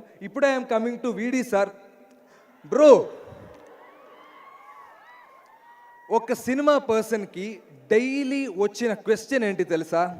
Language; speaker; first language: Telugu; non-native, learner; Malayalam